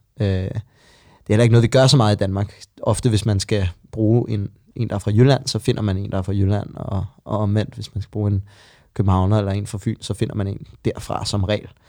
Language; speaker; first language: Danish; native; Danish